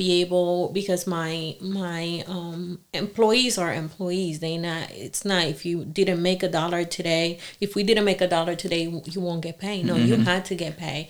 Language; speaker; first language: English; non-native, fluent; Spanish